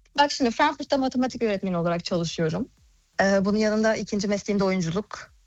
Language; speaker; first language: Turkish; early bilingual, heritage; Turkish